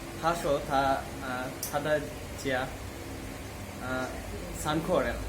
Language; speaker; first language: Chinese; non-native, learner; Bangla